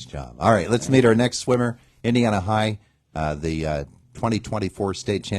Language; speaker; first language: English; native; English